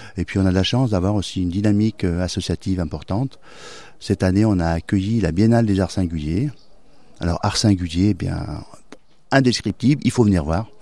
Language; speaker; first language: French; native; French